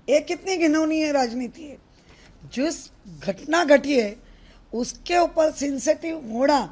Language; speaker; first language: Hindi; non-native, local second language; Marathi